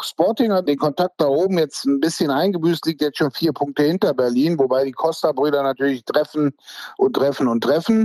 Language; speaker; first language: German; native; German